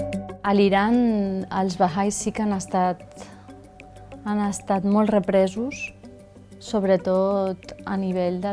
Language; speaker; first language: Catalan; early bilingual, other home language; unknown